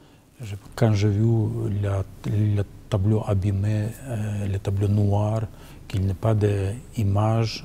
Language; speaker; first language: French; non-native, learner; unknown